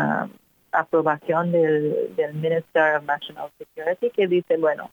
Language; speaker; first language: Spanish; non-native, fluent; English